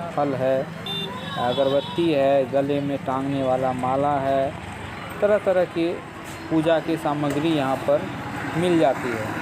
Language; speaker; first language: Hindi; native; Hindi